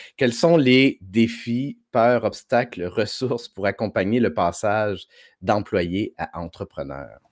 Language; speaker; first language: French; native; French